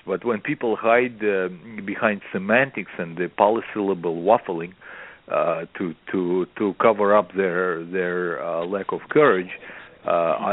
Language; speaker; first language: English; non-native, fluent; Russian